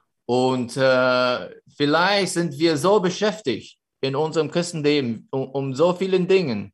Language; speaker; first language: German; non-native, fluent; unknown